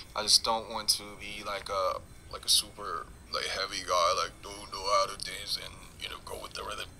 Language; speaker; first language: English; non-native, fluent; Korean